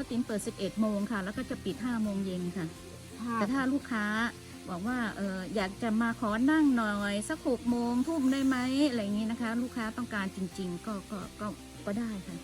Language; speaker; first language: Thai; native; Thai